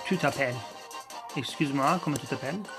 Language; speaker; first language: French; non-native, learner; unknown